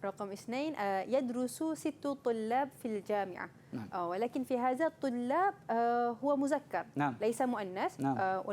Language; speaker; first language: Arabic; non-native, learner; Malay